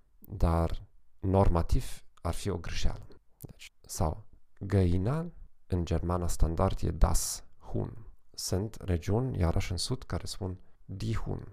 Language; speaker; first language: Romanian; non-native, fluent; German